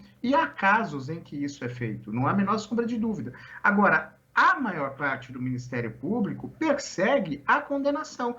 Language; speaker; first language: Portuguese; native; Portuguese